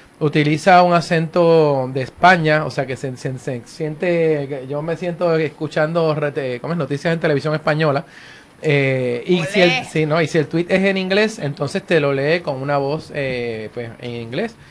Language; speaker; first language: Spanish; native; Spanish